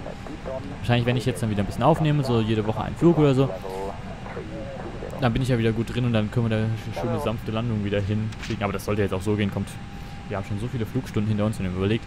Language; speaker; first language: German; native; German